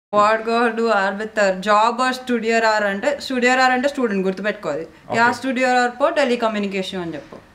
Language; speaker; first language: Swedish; non-native, learner; Telugu